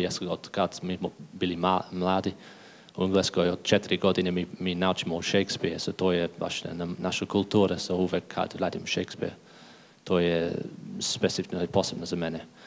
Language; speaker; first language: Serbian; non-native, learner; English